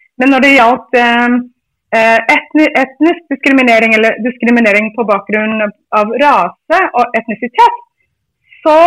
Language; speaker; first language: Norwegian; non-native, fluent; English